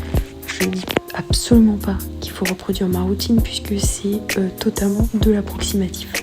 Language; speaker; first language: French; native; French